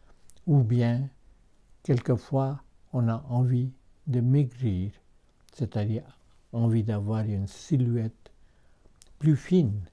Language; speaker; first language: French; non-native, fluent; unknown